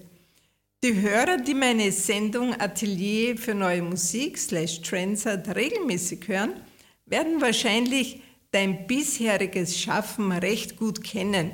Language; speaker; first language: German; native; German